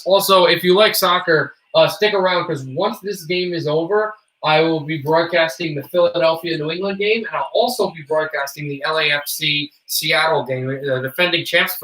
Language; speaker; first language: English; native; English